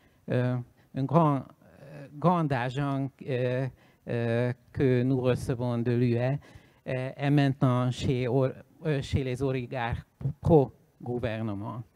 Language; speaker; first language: French; non-native, learner; Hungarian